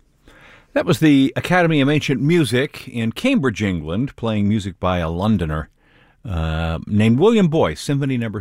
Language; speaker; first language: English; native; English